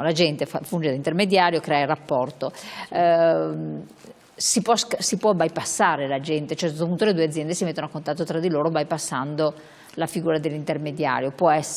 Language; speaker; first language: Italian; native; Italian